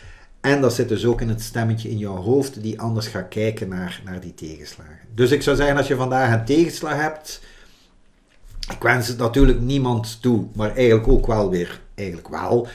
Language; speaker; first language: Dutch; native; Dutch